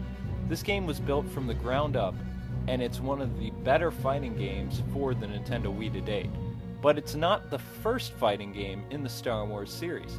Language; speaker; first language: English; native; English